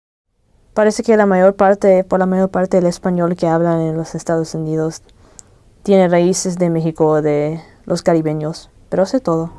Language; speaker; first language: Spanish; early bilingual, heritage; English